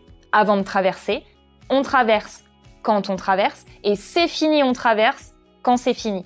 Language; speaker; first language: French; native; French